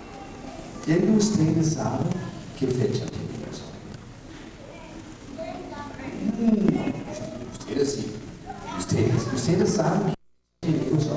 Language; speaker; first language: Spanish; non-native, fluent; German